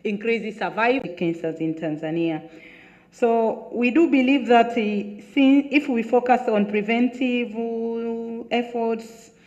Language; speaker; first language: English; non-native, local second language; Swahili